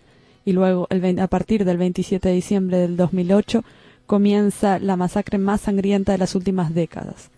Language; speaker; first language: Spanish; native; Spanish